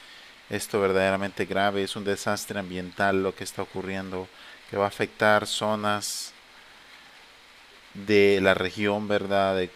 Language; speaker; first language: Spanish; native; Spanish